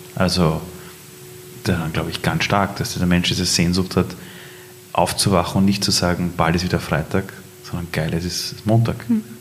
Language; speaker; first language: German; early bilingual, other home language; Persian